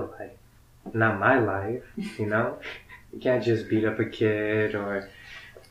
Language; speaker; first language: English; early bilingual, other home language; Spanish